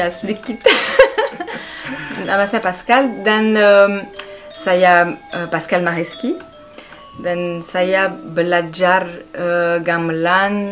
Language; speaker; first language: Indonesian; non-native, learner; French